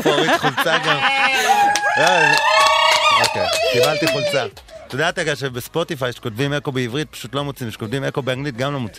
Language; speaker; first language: Hebrew; native; Hebrew